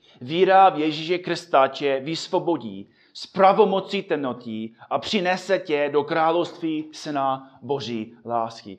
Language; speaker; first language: Czech; non-native, fluent; English